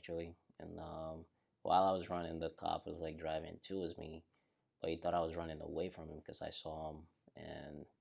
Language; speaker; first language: English; non-native, local second language; Yoruba